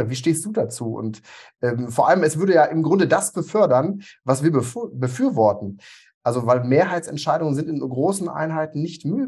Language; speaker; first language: German; native; German